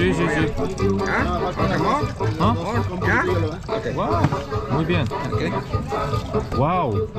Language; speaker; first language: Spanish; non-native, learner; Korean